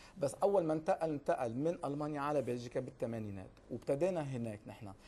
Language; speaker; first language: Arabic; native; Arabic